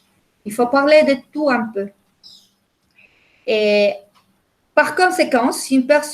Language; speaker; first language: French; non-native, fluent; Spanish